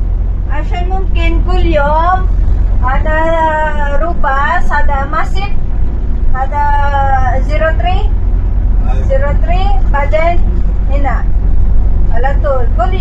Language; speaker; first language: Arabic; non-native, learner; Filipino